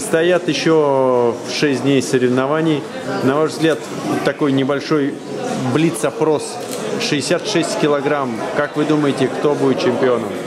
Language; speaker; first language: Russian; native; Russian